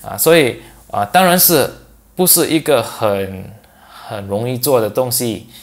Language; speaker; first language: Chinese; non-native, local second language; English